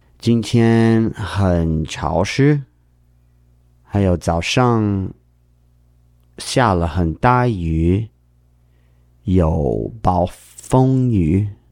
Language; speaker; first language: Chinese; non-native, learner; English